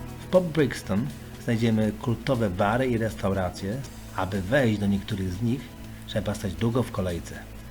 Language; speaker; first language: Polish; native; Polish